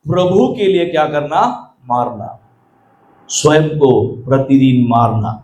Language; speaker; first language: Hindi; non-native, local second language; Marathi